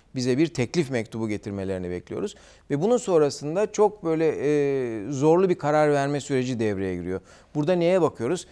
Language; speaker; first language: Turkish; native; Turkish